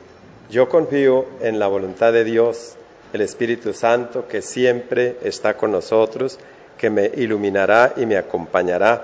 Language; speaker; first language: Spanish; native; Spanish